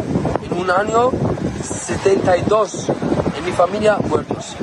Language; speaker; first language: Spanish; non-native, learner; Arabic